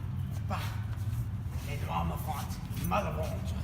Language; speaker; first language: French; non-native, learner; English